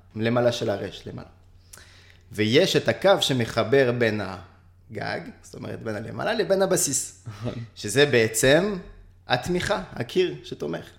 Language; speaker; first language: Hebrew; early bilingual, other home language; French